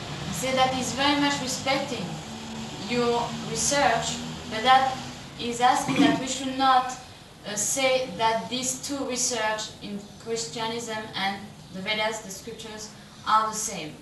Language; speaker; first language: English; non-native, fluent; French